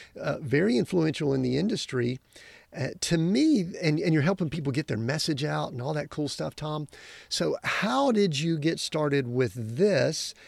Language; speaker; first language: English; native; English